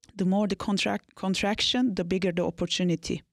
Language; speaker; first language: English; non-native, fluent; Turkish